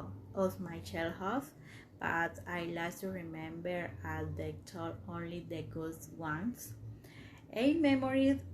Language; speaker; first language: English; non-native, learner; Spanish